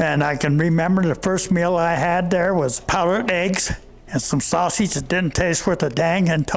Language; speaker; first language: English; native; English